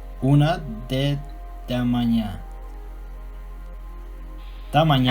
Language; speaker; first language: Spanish; non-native, learner; Turkish